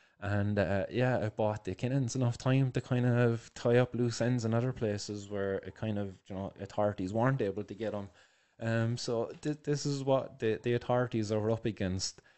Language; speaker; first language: English; native; English